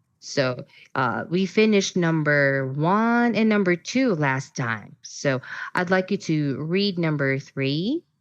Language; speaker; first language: English; non-native, fluent; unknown